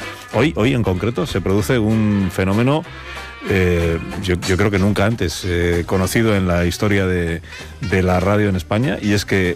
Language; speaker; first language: Spanish; native; Spanish